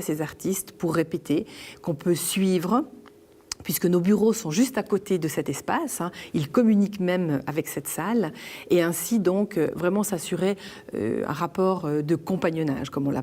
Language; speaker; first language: French; native; French